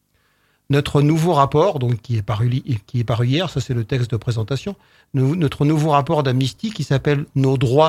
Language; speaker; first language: French; native; French